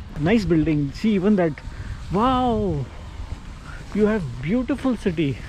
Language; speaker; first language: English; non-native, local second language; Hindi